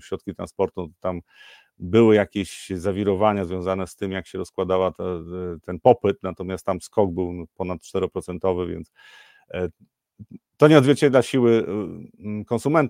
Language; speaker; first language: Polish; native; Polish